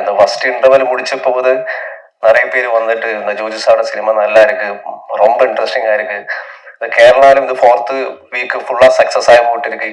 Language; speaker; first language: Tamil; non-native, learner; Malayalam